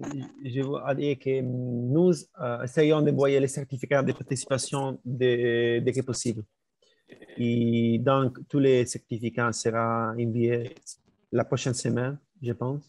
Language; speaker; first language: French; non-native, learner; Spanish